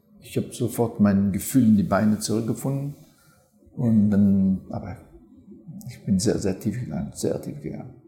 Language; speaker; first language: German; non-native, fluent; French